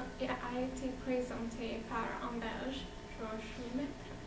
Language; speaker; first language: French; non-native, learner; English